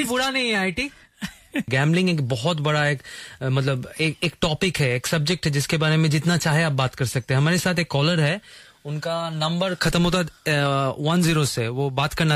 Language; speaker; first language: Hindi; native; Hindi